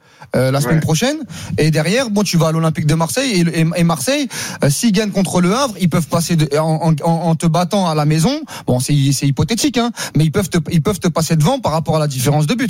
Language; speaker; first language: French; native; French